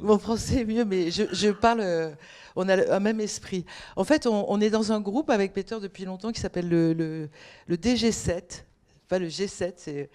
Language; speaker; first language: French; native; French